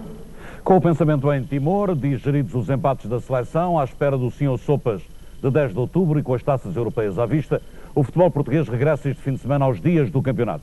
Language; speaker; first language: Portuguese; native; Portuguese